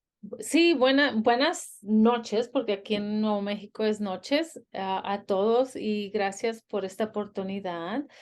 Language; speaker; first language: Spanish; early bilingual, heritage; Spanish